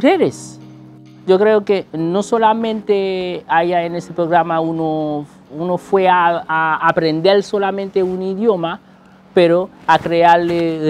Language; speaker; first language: Spanish; non-native, fluent; Haitian Creole